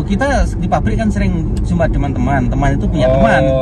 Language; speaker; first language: Indonesian; native; Indonesian